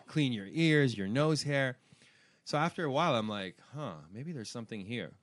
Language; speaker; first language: English; early bilingual, other home language; Persian